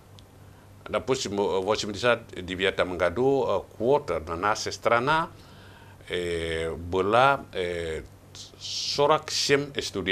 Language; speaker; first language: Russian; non-native, learner; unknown